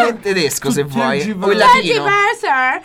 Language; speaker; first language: Italian; native; Italian